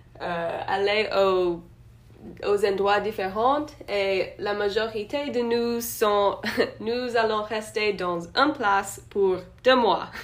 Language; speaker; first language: French; non-native, learner; English